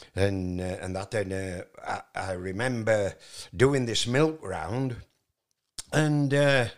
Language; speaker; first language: English; native; English